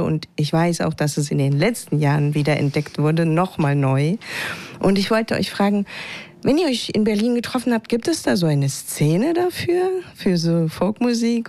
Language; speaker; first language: German; native; German